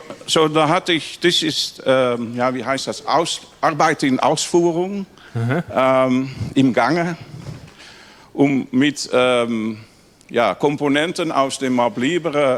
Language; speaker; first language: German; non-native, learner; Dutch